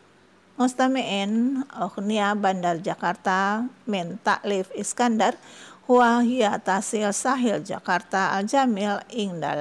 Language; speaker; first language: Arabic; non-native, fluent; Indonesian